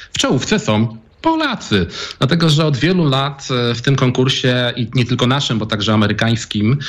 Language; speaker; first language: Polish; native; Polish